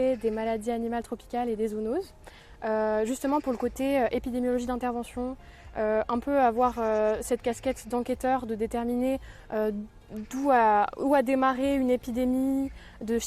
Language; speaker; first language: French; native; French